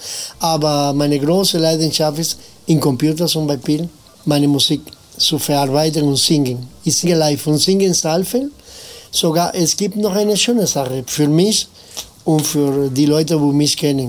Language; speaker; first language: German; non-native, fluent; Spanish